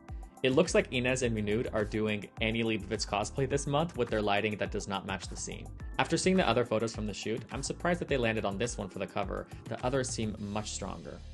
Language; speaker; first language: English; native; English